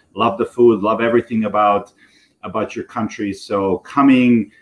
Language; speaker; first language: English; non-native, fluent; Serbian